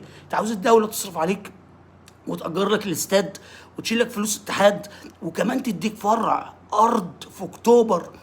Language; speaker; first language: Arabic; native; Arabic